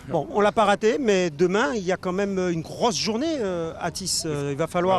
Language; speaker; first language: French; native; French